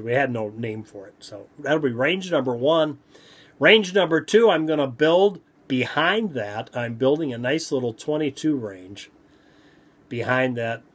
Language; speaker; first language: English; native; English